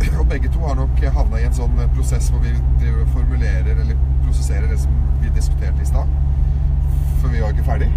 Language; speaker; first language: Norwegian; early bilingual, other home language; Arabic